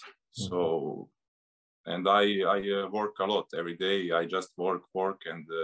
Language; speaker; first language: English; non-native, learner; Serbian